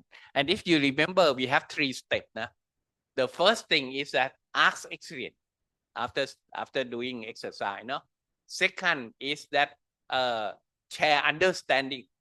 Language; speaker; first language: English; non-native, learner; Thai